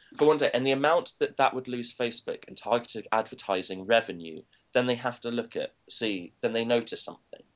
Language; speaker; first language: English; native; English